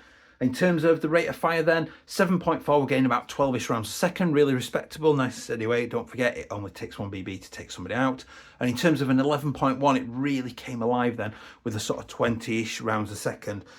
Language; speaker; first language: English; native; English